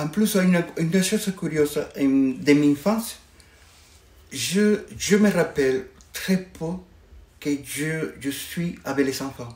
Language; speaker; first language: French; non-native, fluent; Spanish